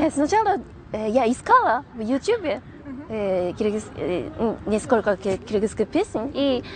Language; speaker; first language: Russian; non-native, learner; Japanese